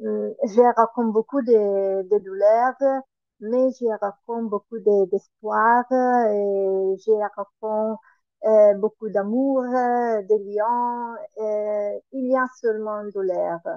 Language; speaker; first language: French; non-native, learner; Italian